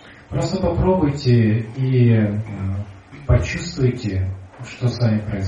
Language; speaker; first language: Russian; native; Russian